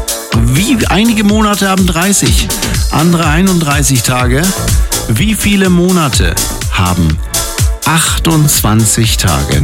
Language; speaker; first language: German; native; German